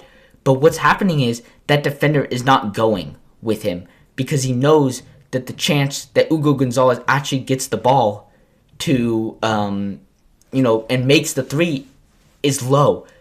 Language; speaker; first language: English; native; English